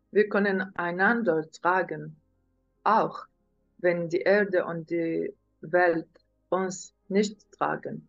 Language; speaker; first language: German; non-native, learner; Arabic